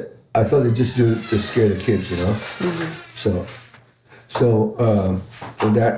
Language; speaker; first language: English; non-native, fluent; Chinese